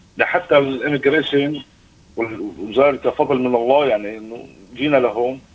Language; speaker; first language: Arabic; native; Arabic